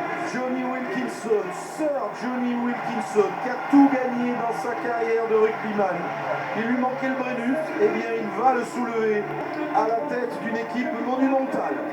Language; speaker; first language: French; native; French